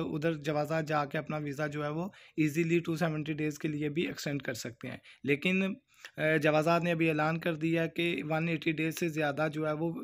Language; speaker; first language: Urdu; non-native, local second language; Punjabi